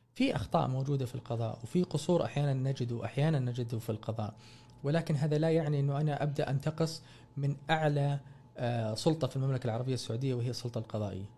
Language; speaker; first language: Arabic; native; Arabic